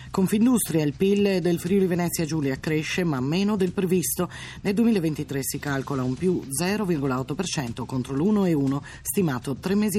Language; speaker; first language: Italian; native; Italian